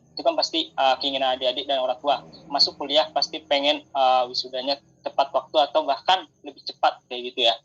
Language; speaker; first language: Indonesian; native; Indonesian